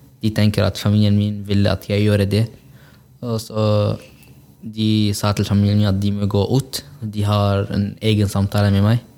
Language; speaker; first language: Norwegian; non-native, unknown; Arabic